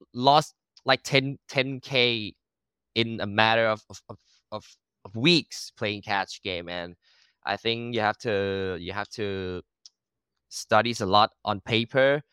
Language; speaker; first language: English; non-native, learner; Thai